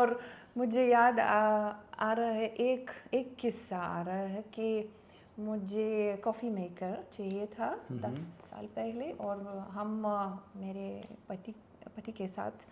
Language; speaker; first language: Hindi; non-native, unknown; Lithuanian